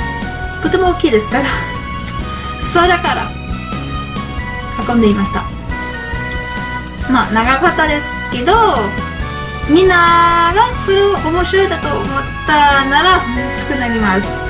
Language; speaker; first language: Japanese; non-native, learner; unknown